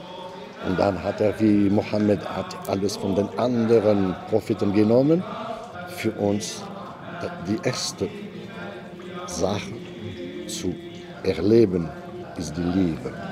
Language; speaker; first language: German; non-native, fluent; Arabic